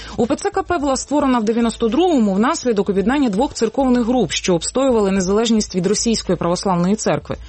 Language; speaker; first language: Ukrainian; native; Ukrainian